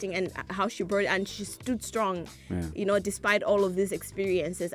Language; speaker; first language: English; non-native, local second language; Nyanja